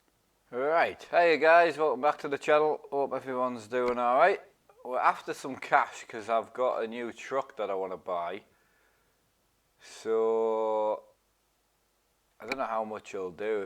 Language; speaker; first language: English; native; English